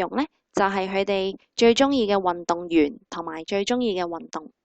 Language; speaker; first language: Cantonese; native; Cantonese